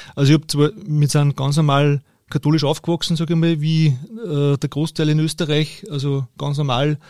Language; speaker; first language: German; native; German